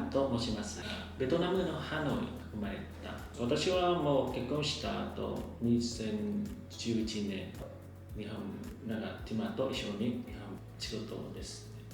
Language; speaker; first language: Japanese; non-native, learner; Vietnamese